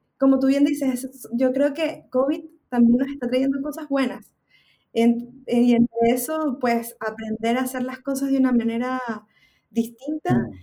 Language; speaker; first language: Spanish; native; Spanish